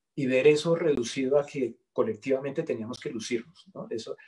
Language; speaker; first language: Spanish; native; Spanish